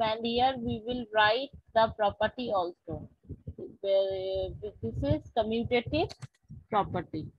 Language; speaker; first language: English; non-native, local second language; Bangla